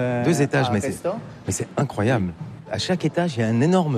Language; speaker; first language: French; native; French